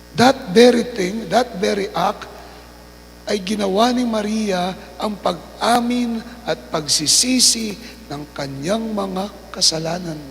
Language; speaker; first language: Filipino; non-native, local second language; Pampanga